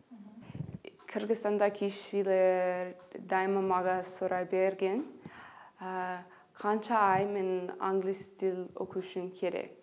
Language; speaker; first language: Kyrgyz; non-native, learner; English